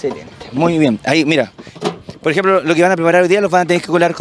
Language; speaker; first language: Spanish; native; Spanish